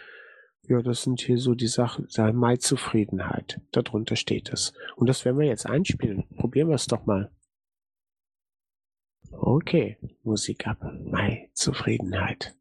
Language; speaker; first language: German; native; German